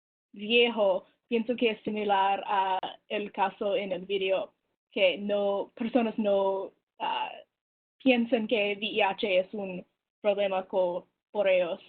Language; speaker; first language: Spanish; non-native, learner; English